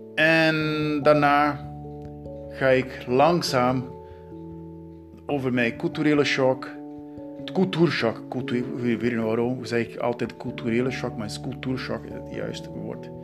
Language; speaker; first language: Dutch; non-native, learner; Portuguese